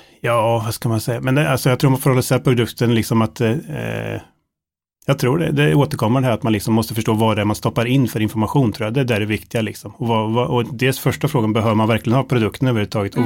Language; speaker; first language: Swedish; native; Swedish